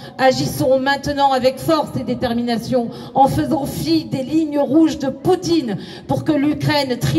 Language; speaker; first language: French; native; French